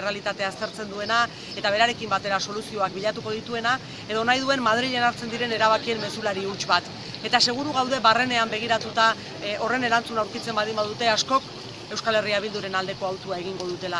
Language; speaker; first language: Basque; native; Basque